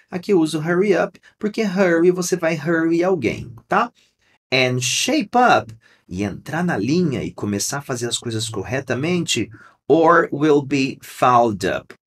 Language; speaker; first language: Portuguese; native; Portuguese